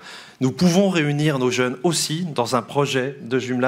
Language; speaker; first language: French; native; French